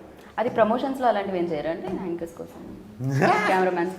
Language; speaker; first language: Telugu; native; Telugu